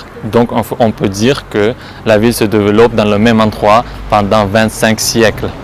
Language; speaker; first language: French; non-native, fluent; Uzbek